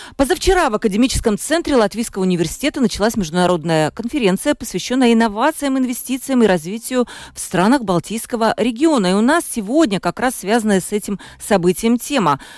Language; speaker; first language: Russian; native; Russian